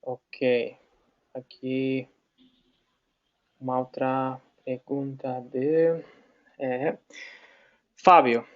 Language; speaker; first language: Portuguese; non-native, fluent; Spanish